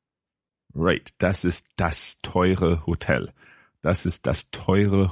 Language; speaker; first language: German; non-native, learner; English